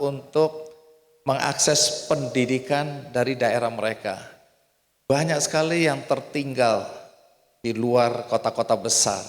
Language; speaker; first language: Indonesian; native; Indonesian